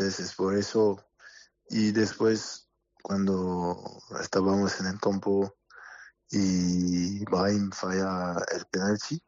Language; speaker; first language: Spanish; non-native, learner; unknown